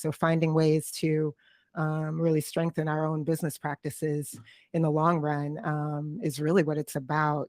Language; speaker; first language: English; native; English